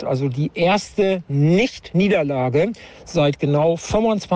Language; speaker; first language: German; native; German